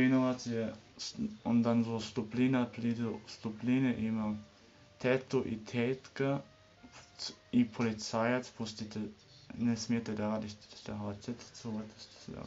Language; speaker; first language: German; early bilingual, other home language; Serbian